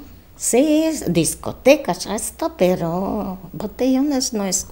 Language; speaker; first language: Spanish; non-native, learner; Polish